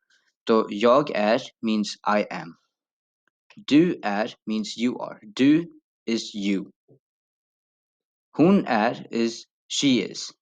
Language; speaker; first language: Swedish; non-native, fluent; Urdu